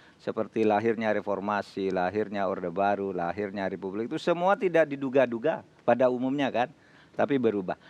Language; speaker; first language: Indonesian; non-native, local second language; Madurese